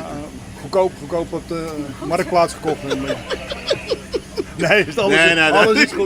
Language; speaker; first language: Dutch; native; Dutch